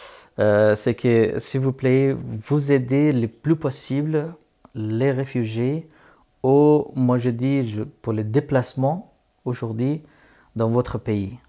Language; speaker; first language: French; non-native, fluent; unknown